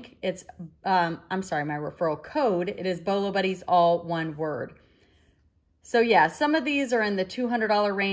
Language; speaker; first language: English; native; English